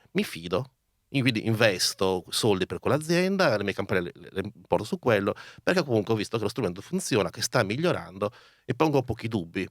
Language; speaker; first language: Italian; native; Italian